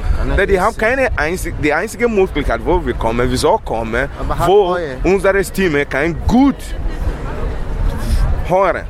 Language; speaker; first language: German; non-native, learner; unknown